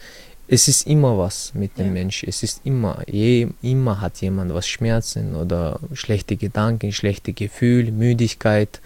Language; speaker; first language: German; early bilingual, other home language; Chechen